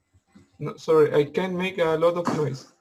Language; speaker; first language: English; non-native, learner; Spanish